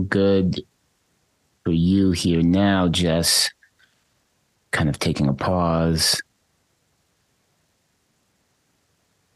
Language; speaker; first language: English; native; English